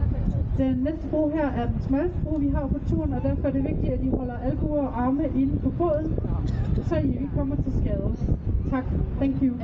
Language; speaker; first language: Danish; native; Danish